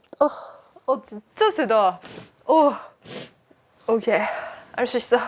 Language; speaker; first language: Korean; non-native, fluent; French